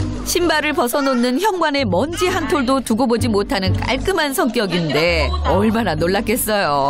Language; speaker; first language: Korean; native; Korean